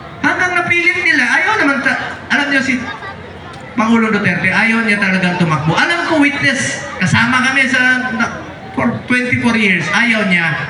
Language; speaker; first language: Filipino; non-native, local second language; Cebuano